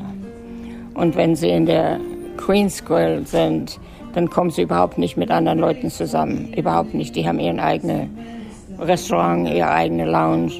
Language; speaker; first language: German; native; German